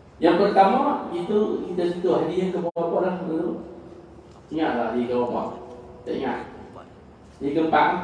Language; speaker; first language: Malay; native; Malay